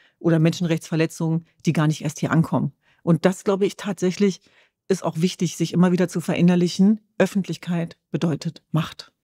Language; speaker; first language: German; early bilingual, other home language; Kurdish